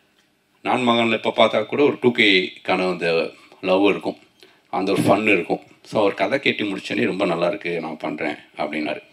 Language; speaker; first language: Tamil; native; Tamil